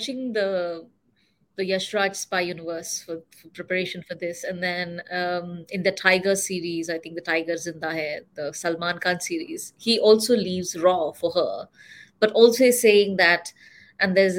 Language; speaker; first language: English; non-native, local second language; Tamil